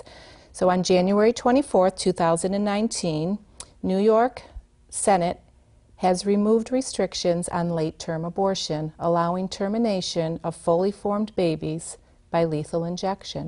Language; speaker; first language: English; native; English